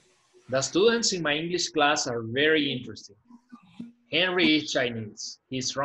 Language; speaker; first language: English; non-native, fluent; Spanish